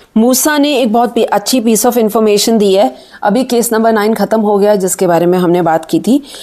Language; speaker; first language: Hindi; native; Hindi